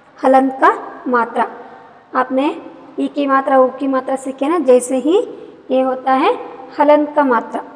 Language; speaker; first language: Hindi; non-native, local second language; Kannada